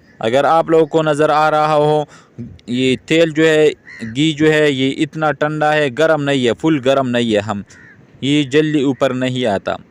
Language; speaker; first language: Urdu; non-native, local second language; Pashto